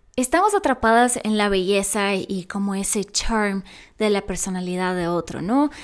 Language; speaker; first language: Spanish; non-native, fluent; Russian